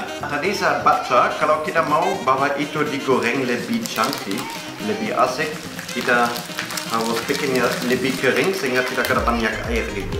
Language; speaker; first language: Indonesian; non-native, fluent; German